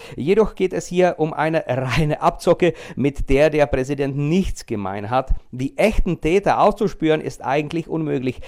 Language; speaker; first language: German; non-native, fluent; Czech